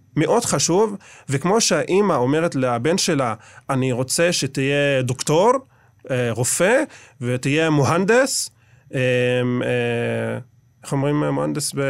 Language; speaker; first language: Hebrew; non-native, local second language; Arabic